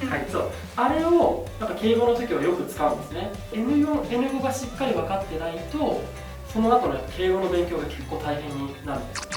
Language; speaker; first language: Japanese; native; Japanese